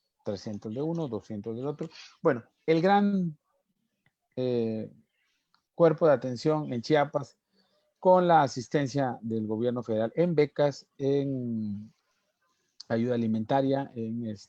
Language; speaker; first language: Spanish; native; Spanish